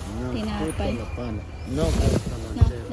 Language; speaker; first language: Italian; non-native, learner; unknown